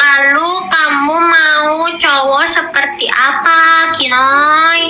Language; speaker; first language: Indonesian; non-native, local second language; Sundanese